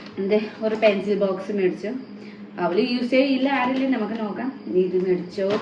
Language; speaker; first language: Malayalam; non-native, learner; Nepali